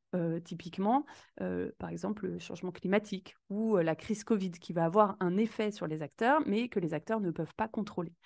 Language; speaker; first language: French; native; French